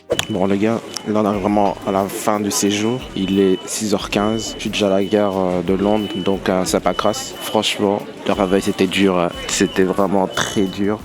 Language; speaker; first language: French; native; French